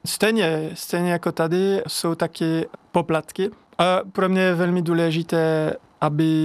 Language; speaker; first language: Czech; non-native, learner; French